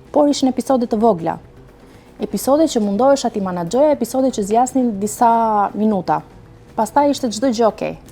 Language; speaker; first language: Albanian; early bilingual, heritage; Albanian